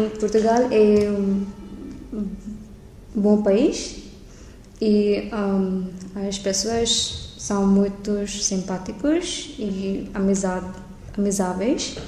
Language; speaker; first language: Portuguese; non-native, learner; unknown